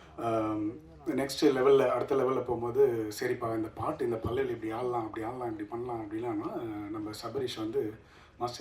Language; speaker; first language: Tamil; native; Tamil